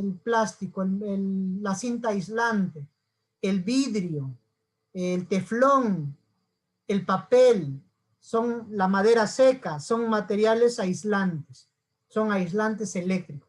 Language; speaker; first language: Spanish; native; Spanish